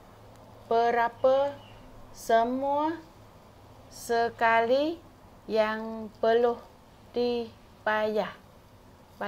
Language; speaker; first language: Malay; non-native, fluent; Vietnamese